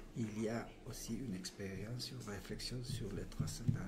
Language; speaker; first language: French; non-native, learner; Spanish